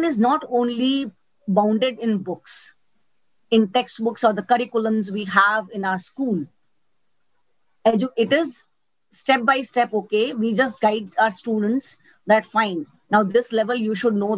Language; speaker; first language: English; non-native, local second language; Gujarati